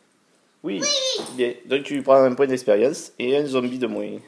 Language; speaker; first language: French; native; French